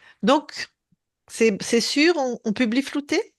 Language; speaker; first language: French; native; French